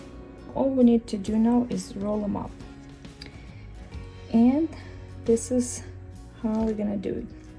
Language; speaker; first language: English; non-native, fluent; Russian